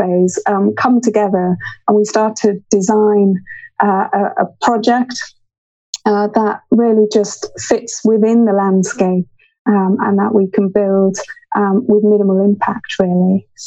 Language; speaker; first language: English; native; English